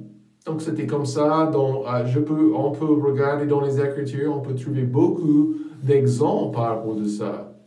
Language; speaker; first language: French; non-native, fluent; English